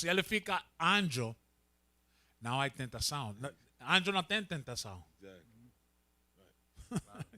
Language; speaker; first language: Portuguese; non-native, learner; Spanish